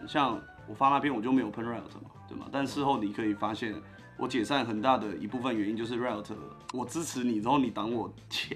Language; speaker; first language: Chinese; native; Chinese